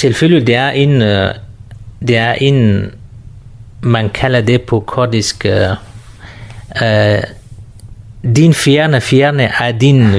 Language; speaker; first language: Danish; non-native, learner; Kurdish